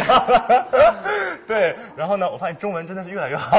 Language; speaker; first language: Chinese; native; Chinese